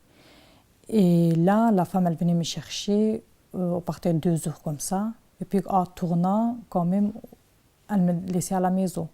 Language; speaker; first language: French; non-native, learner; Turkish